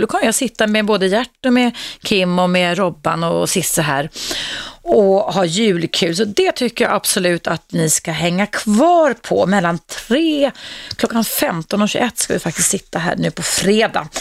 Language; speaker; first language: Swedish; native; Swedish